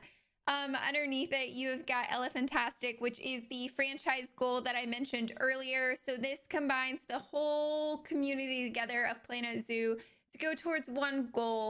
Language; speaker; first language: English; native; English